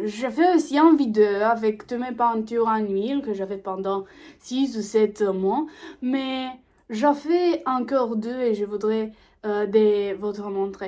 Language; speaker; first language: French; non-native, learner; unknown